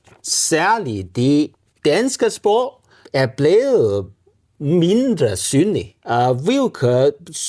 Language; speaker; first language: Danish; non-native, learner; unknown